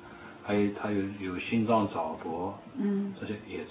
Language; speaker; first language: Chinese; native; Chinese